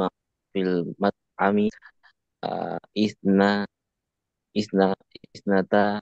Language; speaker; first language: Arabic; non-native, learner; Indonesian